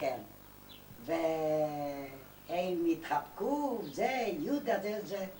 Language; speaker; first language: Hebrew; non-native, fluent; Yiddish